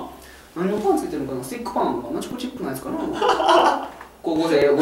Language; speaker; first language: Japanese; native; Japanese